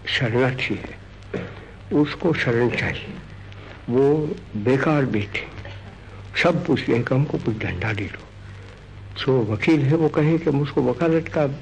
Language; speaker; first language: Hindi; non-native, local second language; Gujarati